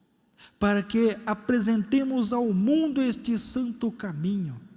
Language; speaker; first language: Portuguese; native; Portuguese